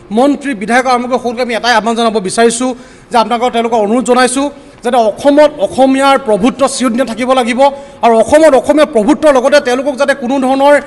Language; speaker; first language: Assamese; native; Assamese